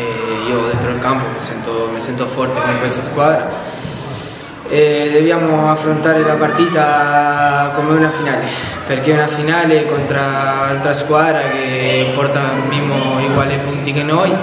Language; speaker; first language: Italian; non-native, learner; Spanish